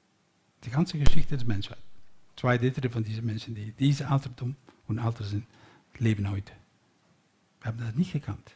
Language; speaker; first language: German; non-native, learner; Dutch